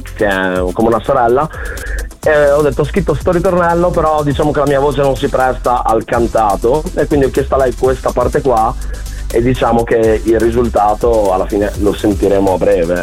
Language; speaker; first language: Italian; native; Italian